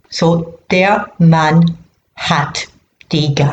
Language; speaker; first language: German; non-native, fluent; English